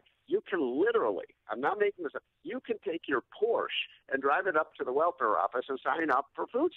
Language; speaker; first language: English; native; English